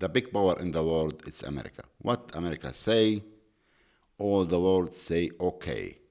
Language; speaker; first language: English; non-native, learner; Arabic